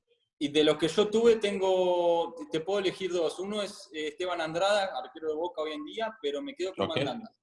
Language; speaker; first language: Spanish; native; Spanish